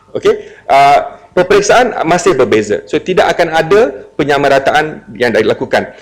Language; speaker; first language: Malay; native; Malay